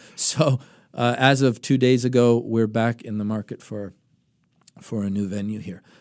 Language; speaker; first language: English; early bilingual, other home language; Greek